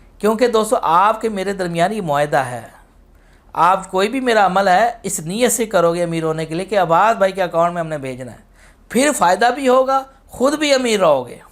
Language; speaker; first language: Urdu; non-native, local second language; Punjabi